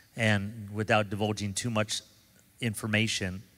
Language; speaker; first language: English; native; English